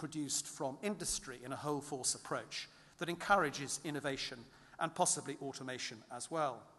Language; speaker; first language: English; native; English